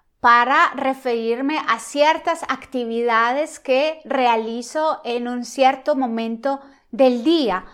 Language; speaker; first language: Spanish; non-native, fluent; Italian